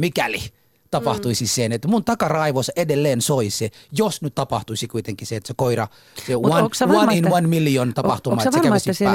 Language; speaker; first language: Finnish; early bilingual, other home language; Somali